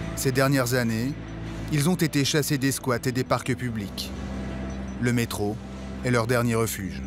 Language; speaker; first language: French; native; French